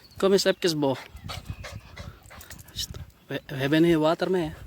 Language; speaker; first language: Dutch; non-native, learner; Filipino